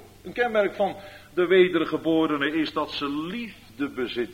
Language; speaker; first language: Dutch; native; Dutch